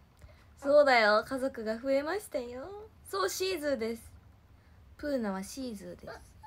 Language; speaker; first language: Japanese; native; Japanese